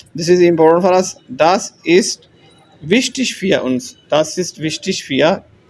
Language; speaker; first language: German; non-native, fluent; Urdu